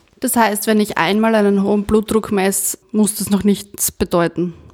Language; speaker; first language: German; native; German